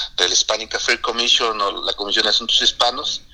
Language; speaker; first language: Spanish; non-native, local second language; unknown